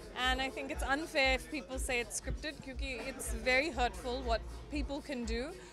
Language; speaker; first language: English; native; English